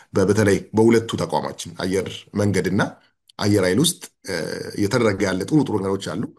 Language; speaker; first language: Amharic; non-native, local second language; Oromo